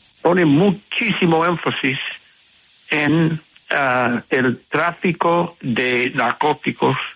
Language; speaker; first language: Spanish; non-native, fluent; English